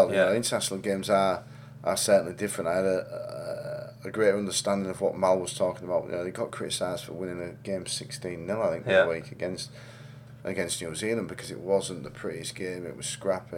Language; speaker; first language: English; native; English